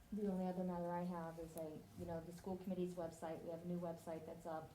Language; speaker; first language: English; native; English